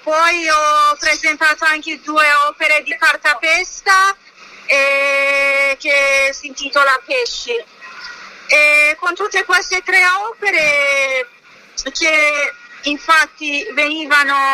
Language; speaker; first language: Italian; non-native, fluent; Persian